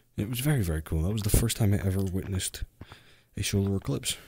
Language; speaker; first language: English; native; English